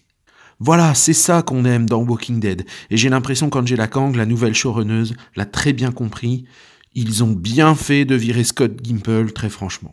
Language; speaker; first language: French; native; French